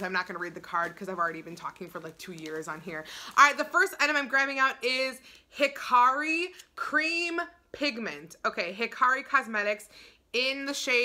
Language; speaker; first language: English; native; English